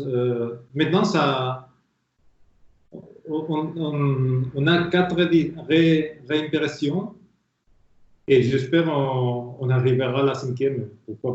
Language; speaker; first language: French; non-native, fluent; Spanish